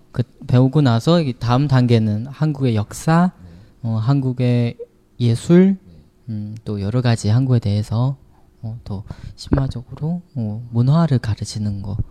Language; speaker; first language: Korean; non-native, fluent; Chinese